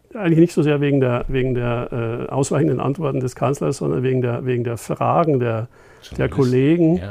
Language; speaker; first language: German; native; German